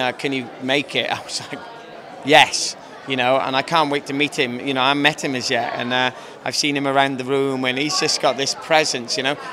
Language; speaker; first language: English; native; English